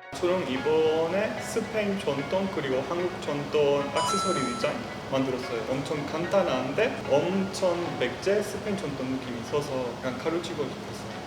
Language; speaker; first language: Korean; non-native, learner; Spanish